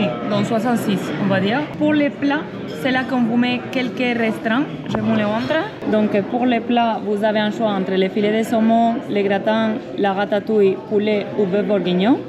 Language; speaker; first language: French; non-native, fluent; Spanish